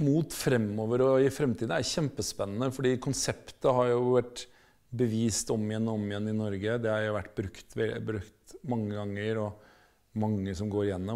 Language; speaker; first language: Norwegian; native; Norwegian